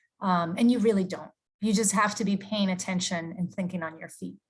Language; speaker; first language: English; native; English